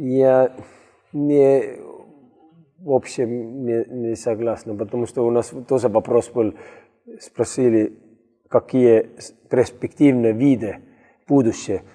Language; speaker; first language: Russian; non-native, learner; Estonian